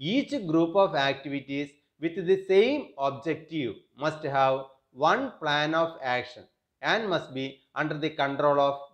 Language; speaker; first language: English; non-native, local second language; Malayalam